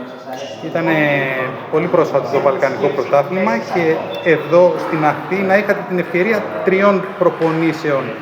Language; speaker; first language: Greek; native; Greek